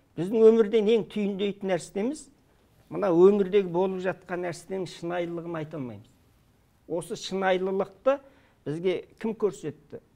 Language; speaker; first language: Kazakh; early bilingual, heritage; Kazakh